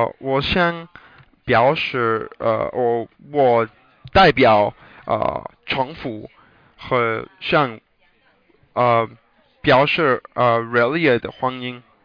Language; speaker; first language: Chinese; non-native, learner; English